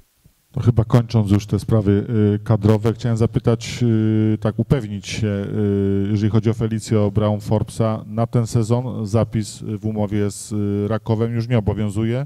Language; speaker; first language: Polish; native; Polish